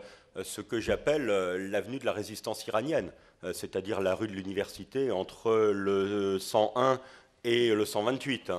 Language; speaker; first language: French; native; French